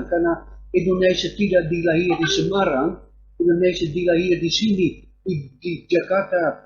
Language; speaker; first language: Indonesian; non-native, fluent; Dutch